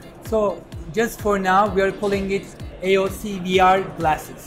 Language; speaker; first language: English; non-native, fluent; Turkish